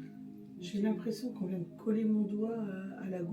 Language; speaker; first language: French; native; French